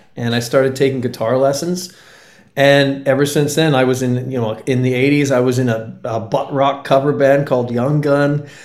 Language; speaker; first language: English; native; English